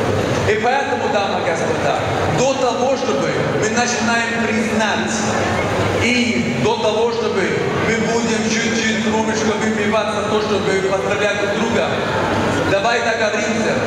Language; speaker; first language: Russian; non-native, fluent; Swedish